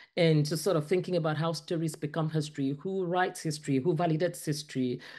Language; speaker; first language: English; non-native, local second language; Ibibio